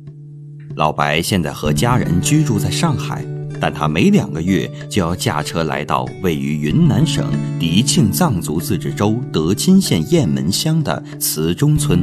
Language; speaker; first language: Chinese; native; Chinese